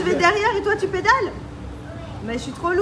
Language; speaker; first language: French; native; French